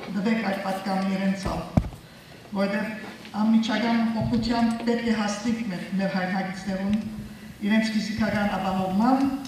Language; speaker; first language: Armenian; early bilingual, heritage; Armenian